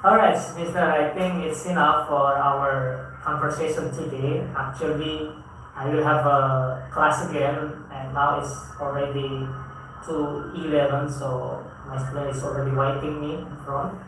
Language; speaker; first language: English; non-native, fluent; Indonesian